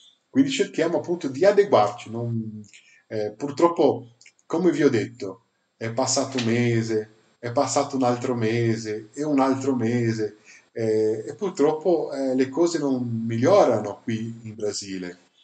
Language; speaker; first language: Italian; non-native, fluent; Portuguese